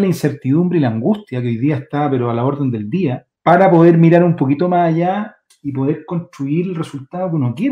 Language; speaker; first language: Spanish; native; Spanish